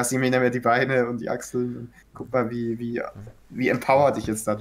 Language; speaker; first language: German; native; German